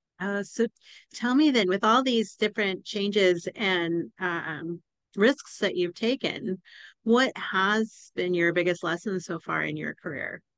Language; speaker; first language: English; native; English